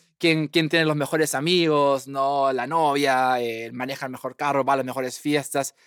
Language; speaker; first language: Spanish; native; Spanish